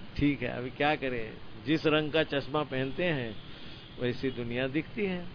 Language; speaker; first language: Hindi; non-native, local second language; Gujarati